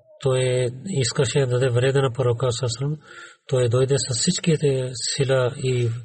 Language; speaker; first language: Bulgarian; non-native, learner; Urdu